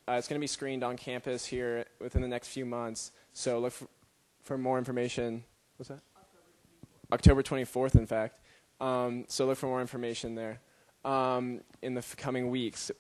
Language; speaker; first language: English; native; English